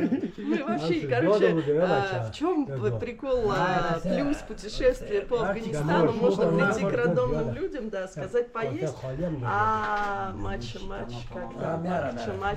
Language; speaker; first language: Russian; native; Russian